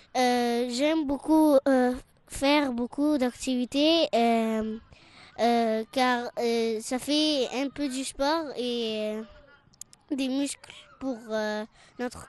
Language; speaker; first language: French; non-native, fluent; Arabic